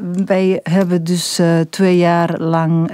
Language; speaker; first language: Dutch; non-native, local second language; French